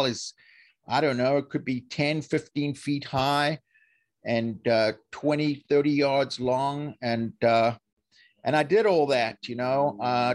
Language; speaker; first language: English; native; English